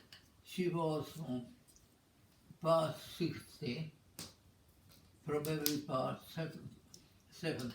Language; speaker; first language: English; non-native, fluent; Czech